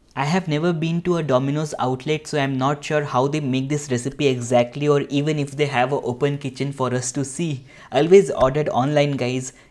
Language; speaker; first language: English; non-native, local second language; Hindi